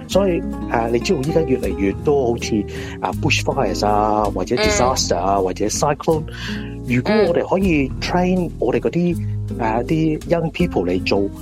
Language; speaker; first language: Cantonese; early bilingual, heritage; Cantonese